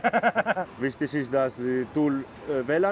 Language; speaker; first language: German; non-native, fluent; Spanish